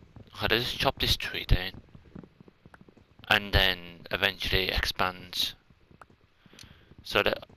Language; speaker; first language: English; native; English